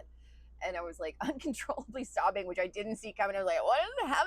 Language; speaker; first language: English; native; English